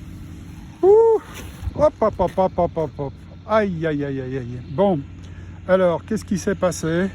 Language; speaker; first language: French; native; French